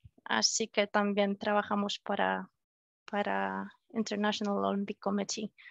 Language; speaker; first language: Spanish; non-native, learner; Polish